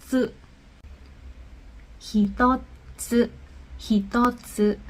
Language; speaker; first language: Japanese; non-native, fluent; Indonesian